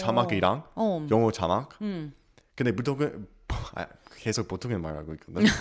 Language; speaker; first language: Korean; non-native, learner; English